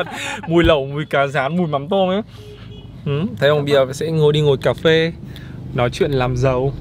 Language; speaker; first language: Vietnamese; native; Vietnamese